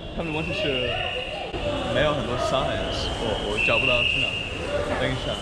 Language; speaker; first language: Chinese; non-native, learner; English